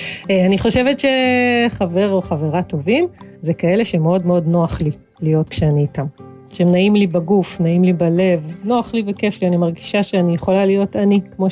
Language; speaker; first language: Hebrew; native; Hebrew